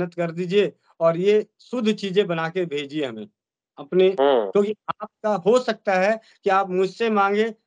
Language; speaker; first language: Hindi; native; Hindi